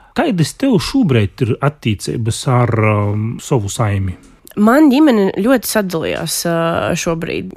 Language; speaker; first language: Latvian; non-native, local second language; Russian